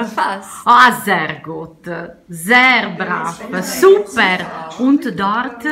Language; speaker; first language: German; non-native, learner; Italian